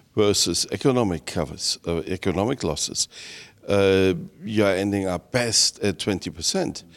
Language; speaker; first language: English; non-native, fluent; German